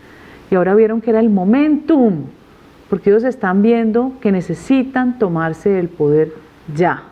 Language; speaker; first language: Spanish; native; Spanish